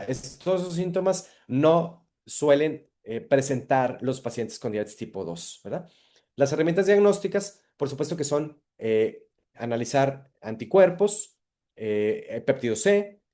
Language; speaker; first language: Spanish; native; Spanish